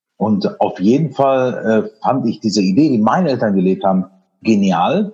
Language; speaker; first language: German; native; German